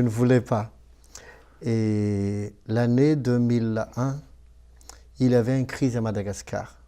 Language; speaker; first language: French; non-native, local second language; Malagasy